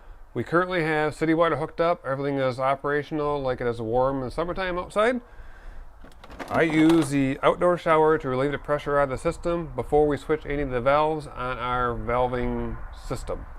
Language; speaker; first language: English; native; English